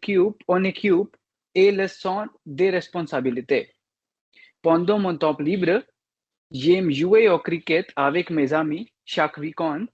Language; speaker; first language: French; non-native, learner; Hindi